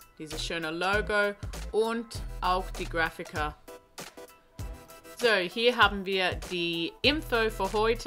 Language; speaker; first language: German; non-native, learner; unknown